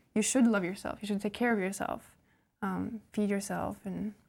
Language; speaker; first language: English; non-native, fluent; Norwegian